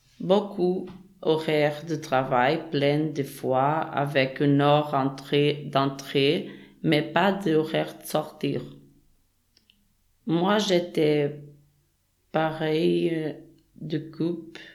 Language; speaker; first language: French; non-native, learner; Portuguese